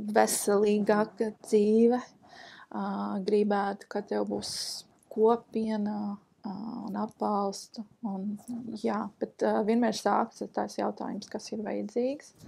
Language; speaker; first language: Latvian; non-native, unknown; English